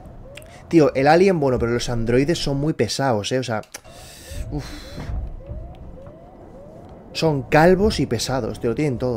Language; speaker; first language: Spanish; native; Spanish